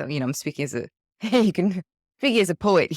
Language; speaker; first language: English; native; English